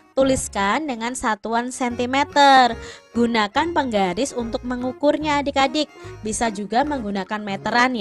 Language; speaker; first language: Indonesian; native; Indonesian